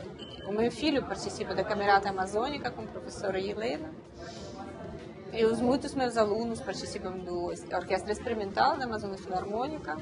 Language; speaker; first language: Portuguese; non-native, fluent; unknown